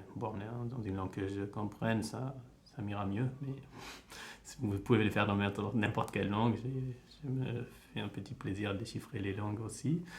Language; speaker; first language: French; early bilingual, heritage; French